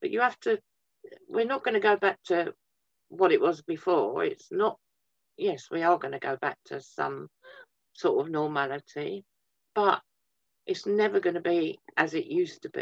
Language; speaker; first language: English; native; English